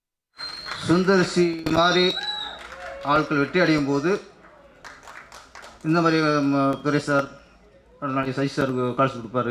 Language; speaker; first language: Tamil; native; Tamil